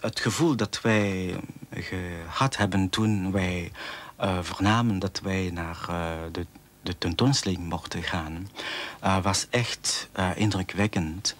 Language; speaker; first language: Dutch; non-native, fluent; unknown